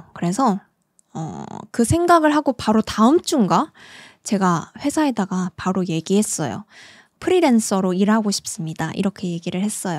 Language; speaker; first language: Korean; native; Korean